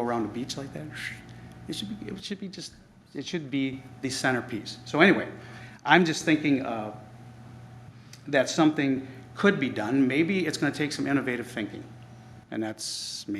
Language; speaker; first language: English; native; English